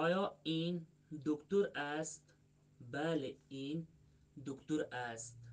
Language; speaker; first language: Persian; non-native, learner; Urdu